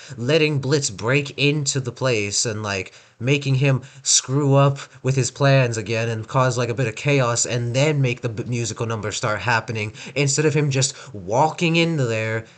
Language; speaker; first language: English; native; English